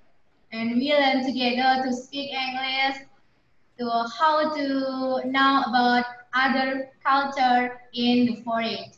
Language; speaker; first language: English; non-native, learner; Indonesian